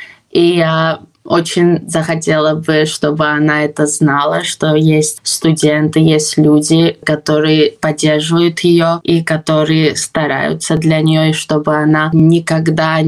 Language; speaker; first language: Russian; non-native, fluent; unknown